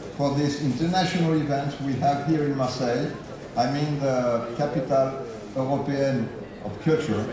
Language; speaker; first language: English; non-native, fluent; French